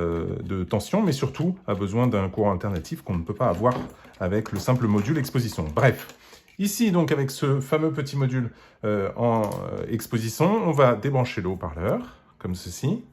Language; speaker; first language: French; native; French